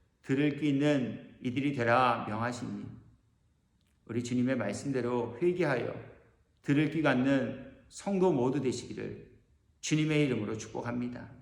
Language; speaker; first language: Korean; native; Korean